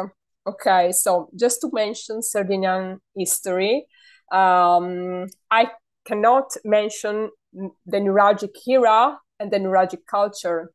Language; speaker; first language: English; non-native, fluent; Italian